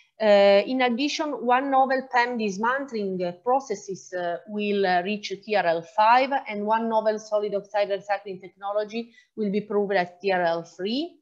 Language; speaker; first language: English; non-native, fluent; Italian